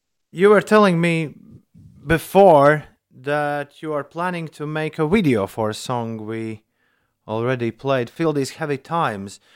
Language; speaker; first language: English; non-native, fluent; Latvian